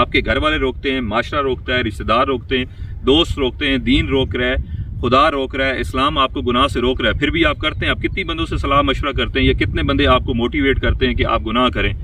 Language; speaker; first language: Hindi; non-native, local second language; Punjabi